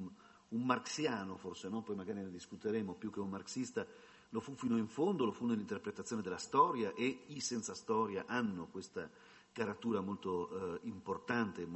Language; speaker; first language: Italian; native; Italian